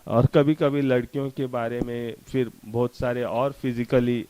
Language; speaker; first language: Hindi; non-native, local second language; Marathi